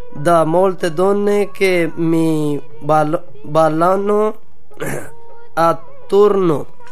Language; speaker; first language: Italian; non-native, learner; Urdu